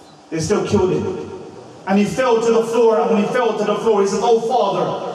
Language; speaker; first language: English; native; English